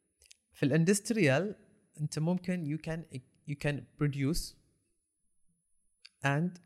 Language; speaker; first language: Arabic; native; Arabic